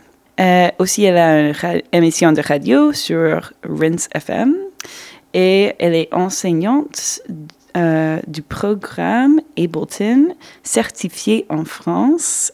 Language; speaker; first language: French; non-native, fluent; English